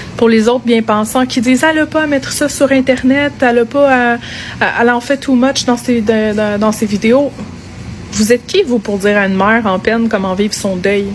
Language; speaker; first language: French; native; French